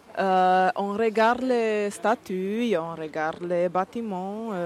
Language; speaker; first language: French; non-native, learner; Hungarian